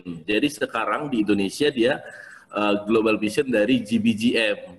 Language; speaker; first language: Indonesian; native; Indonesian